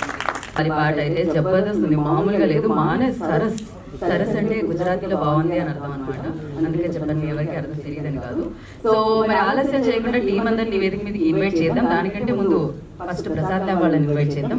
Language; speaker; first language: Telugu; native; Telugu